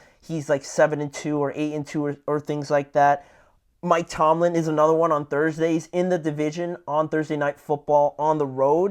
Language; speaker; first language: English; native; English